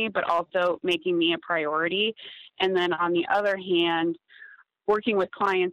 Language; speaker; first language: English; native; English